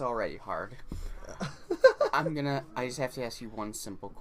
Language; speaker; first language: English; native; English